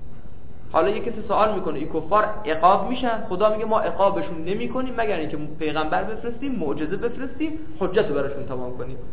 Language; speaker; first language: Persian; native; Persian